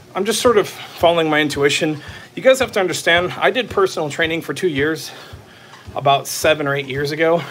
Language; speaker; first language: English; native; English